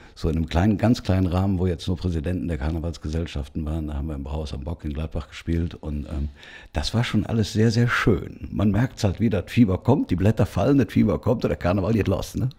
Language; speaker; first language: German; native; German